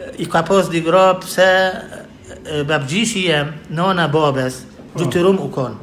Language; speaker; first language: Albanian; early bilingual, heritage; Albanian